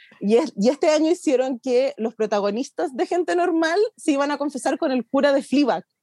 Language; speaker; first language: Spanish; native; Spanish